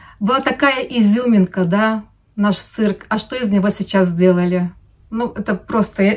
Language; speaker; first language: Russian; non-native, local second language; Lithuanian